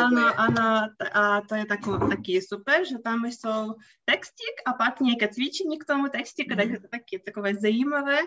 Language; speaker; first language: Czech; non-native, fluent; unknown